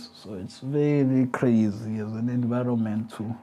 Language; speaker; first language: English; non-native, local second language; Zulu